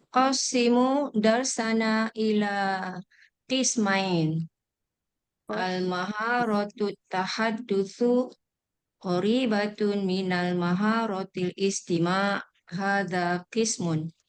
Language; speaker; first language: Arabic; non-native, learner; Malay